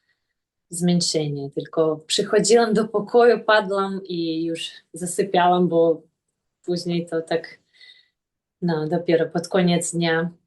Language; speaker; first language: Polish; non-native, fluent; Russian